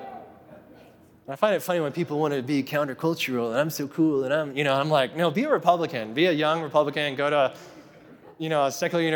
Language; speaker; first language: English; native; English